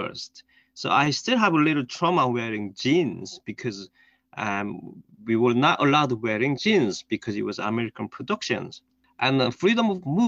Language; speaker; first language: English; non-native, fluent; Korean